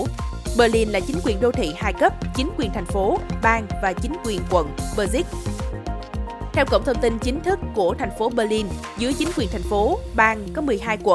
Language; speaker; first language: Vietnamese; native; Vietnamese